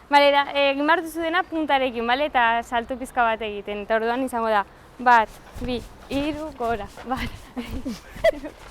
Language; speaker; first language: Basque; non-native, local second language; Spanish